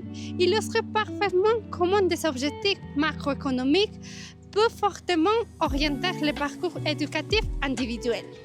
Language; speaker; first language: French; non-native, learner; Spanish